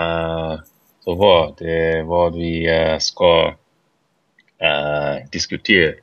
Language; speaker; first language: Swedish; non-native, learner; English